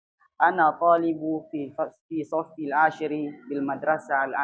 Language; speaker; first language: Arabic; non-native, learner; Indonesian